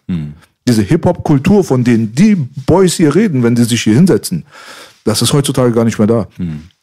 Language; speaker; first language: German; early bilingual, other home language; Persian